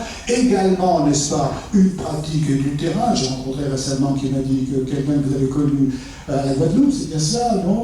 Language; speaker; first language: French; native; French